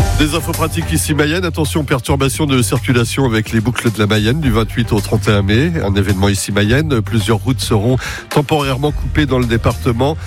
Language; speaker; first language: French; native; French